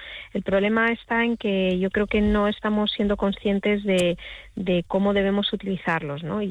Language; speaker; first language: Spanish; native; Spanish